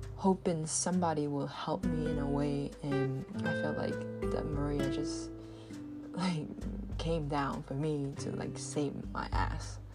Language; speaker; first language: English; non-native, fluent; Japanese